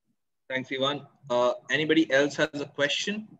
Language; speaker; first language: English; native; English